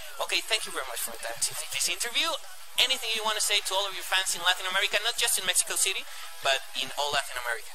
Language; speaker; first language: English; non-native, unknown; Spanish